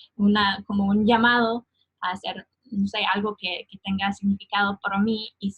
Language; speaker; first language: Spanish; non-native, fluent; English